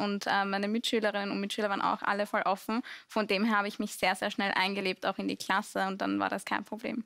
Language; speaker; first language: German; early bilingual, other home language; Arabic